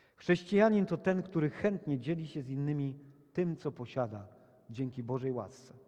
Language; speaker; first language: Polish; native; Polish